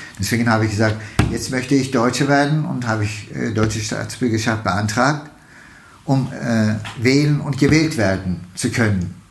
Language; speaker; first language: German; non-native, fluent; Turkish